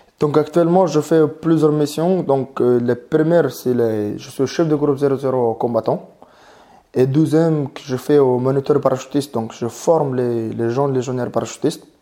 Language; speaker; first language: French; non-native, learner; Mongolian